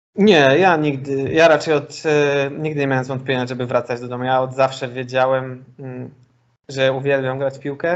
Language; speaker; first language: Polish; native; Polish